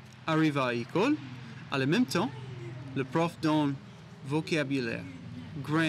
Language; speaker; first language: French; non-native, learner; English